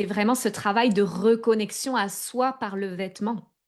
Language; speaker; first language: French; native; French